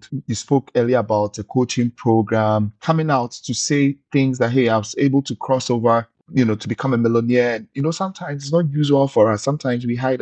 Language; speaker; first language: English; non-native, local second language; Akan